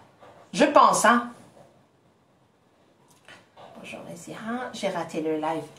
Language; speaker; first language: French; non-native, local second language; Arabic